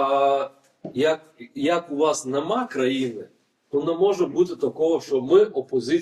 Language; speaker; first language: Ukrainian; non-native, fluent; Lithuanian